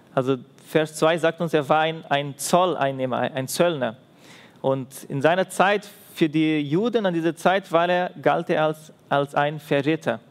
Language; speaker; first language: German; non-native, fluent; Portuguese